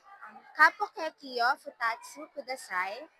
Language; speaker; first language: Japanese; non-native, learner; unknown